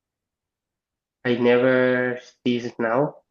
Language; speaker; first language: English; non-native, learner; Spanish